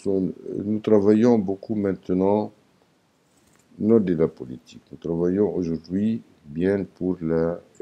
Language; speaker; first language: French; non-native, learner; Arabic